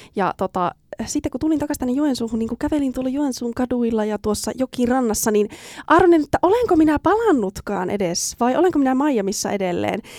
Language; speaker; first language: Finnish; native; Finnish